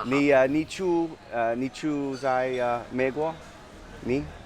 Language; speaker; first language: Chinese; non-native, learner; English